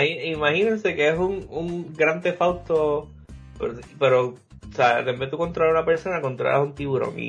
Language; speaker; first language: Spanish; native; Spanish